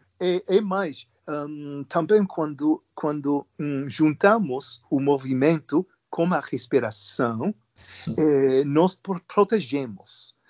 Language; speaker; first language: Portuguese; non-native, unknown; English